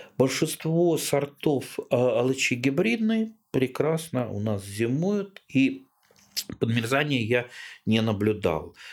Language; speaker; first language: Russian; native; Russian